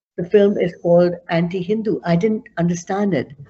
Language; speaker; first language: English; non-native, local second language; Punjabi